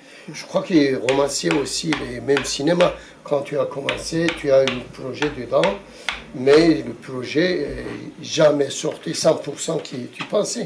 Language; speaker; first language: French; non-native, fluent; Turkish